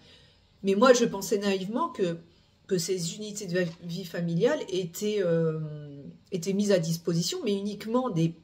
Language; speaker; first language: French; native; French